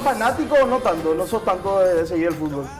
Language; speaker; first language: Spanish; native; Spanish